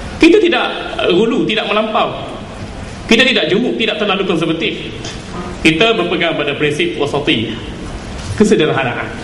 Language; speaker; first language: Malay; native; Malay